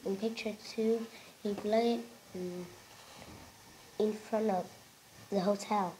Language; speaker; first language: English; non-native, learner; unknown